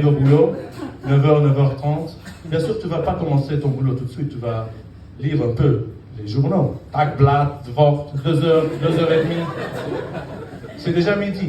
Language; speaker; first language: French; non-native, fluent; Arabic